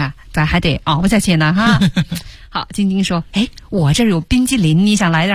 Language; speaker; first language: Chinese; native; Chinese